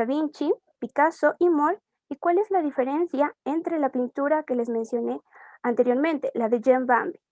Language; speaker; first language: Spanish; native; Spanish